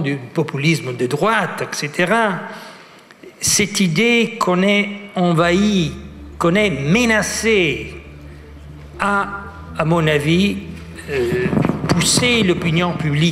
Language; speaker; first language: French; non-native, fluent; Italian